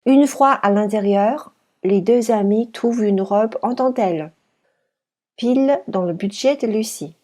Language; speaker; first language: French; non-native, fluent; Chinese